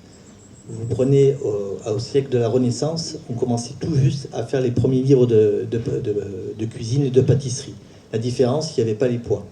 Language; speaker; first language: French; native; French